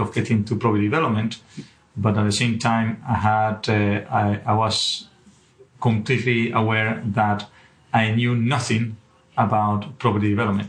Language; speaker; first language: English; non-native, fluent; Spanish